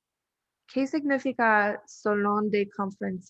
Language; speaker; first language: Spanish; non-native, learner; English